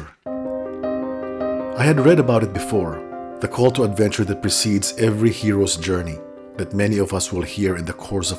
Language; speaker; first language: English; non-native, local second language; Filipino